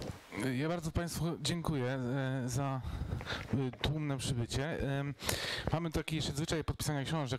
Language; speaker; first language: Polish; native; Polish